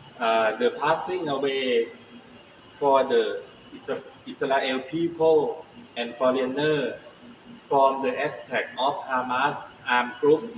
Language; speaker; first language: English; non-native, learner; Thai